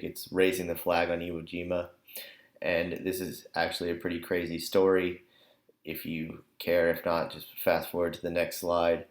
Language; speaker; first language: English; native; English